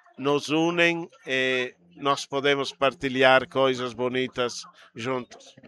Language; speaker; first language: Portuguese; non-native, fluent; Italian